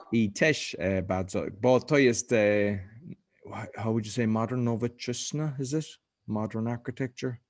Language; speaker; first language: English; native; English